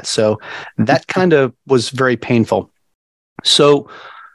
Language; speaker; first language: English; native; English